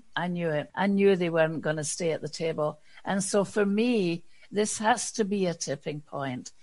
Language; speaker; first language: English; native; English